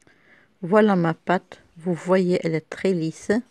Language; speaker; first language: French; non-native, local second language; Arabic